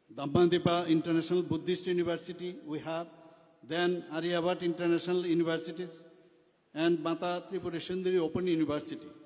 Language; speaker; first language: English; non-native, local second language; Bangla